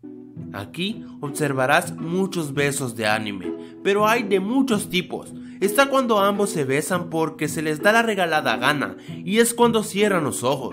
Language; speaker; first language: Spanish; native; Spanish